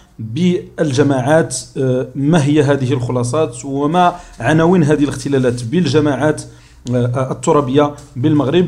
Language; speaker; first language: Arabic; native; Arabic